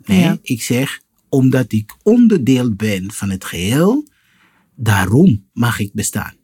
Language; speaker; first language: Dutch; non-native, fluent; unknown